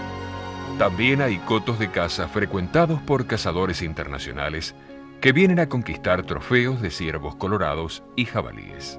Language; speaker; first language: Spanish; native; Spanish